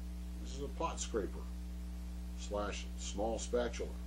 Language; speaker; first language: English; native; English